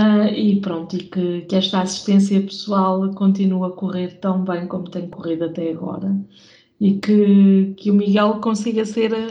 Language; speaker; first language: Portuguese; native; Portuguese